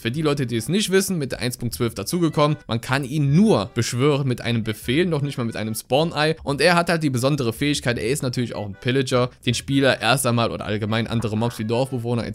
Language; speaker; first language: German; native; German